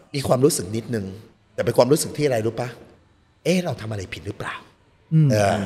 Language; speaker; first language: Thai; native; Thai